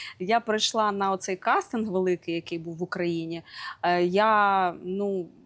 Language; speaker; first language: Ukrainian; native; Ukrainian